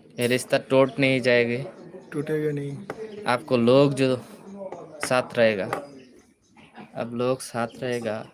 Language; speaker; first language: Hindi; non-native, learner; Bangla